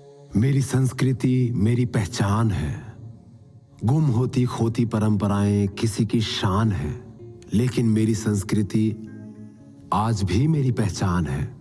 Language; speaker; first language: Hindi; native; Hindi